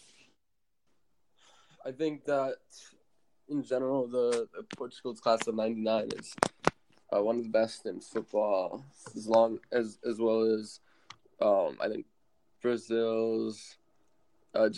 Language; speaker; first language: English; native; English